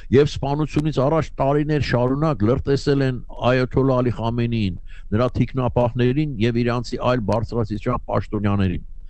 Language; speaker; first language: Armenian; native; Armenian